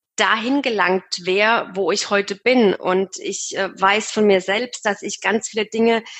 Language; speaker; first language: German; native; German